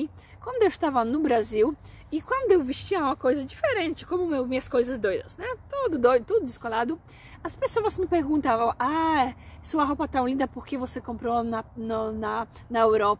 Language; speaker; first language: Portuguese; non-native, fluent; Polish